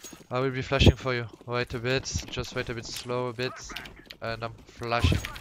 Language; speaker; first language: English; non-native, fluent; French